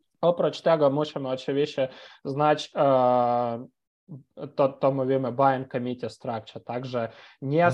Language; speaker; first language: Polish; non-native, fluent; Ukrainian